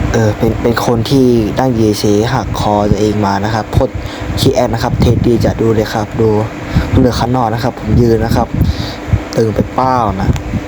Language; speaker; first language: Thai; native; Thai